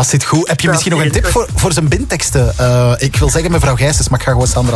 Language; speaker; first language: Dutch; native; Dutch